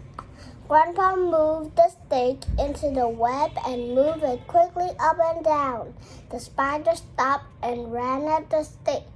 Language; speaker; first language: English; non-native, learner; Vietnamese